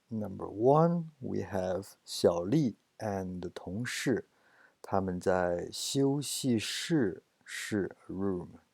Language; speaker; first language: Chinese; non-native, fluent; English